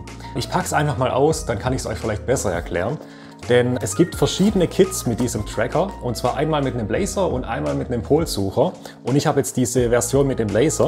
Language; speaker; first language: German; native; German